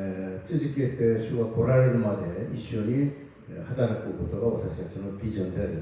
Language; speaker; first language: Japanese; non-native, fluent; Korean